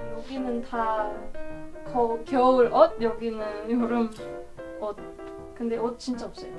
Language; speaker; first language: Korean; non-native, learner; Kurdish